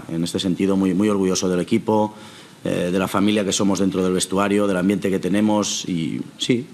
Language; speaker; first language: Spanish; non-native, local second language; Catalan